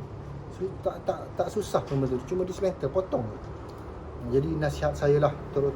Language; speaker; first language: Malay; native; Malay